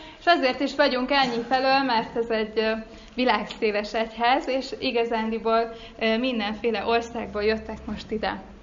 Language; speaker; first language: Hungarian; native; Hungarian